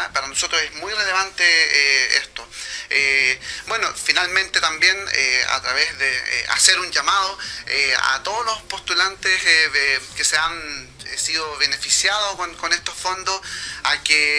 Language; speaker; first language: Spanish; native; Spanish